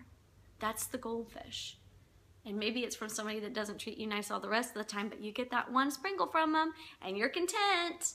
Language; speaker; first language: English; native; English